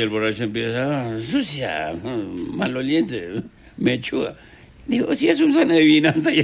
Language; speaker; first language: Spanish; native; Spanish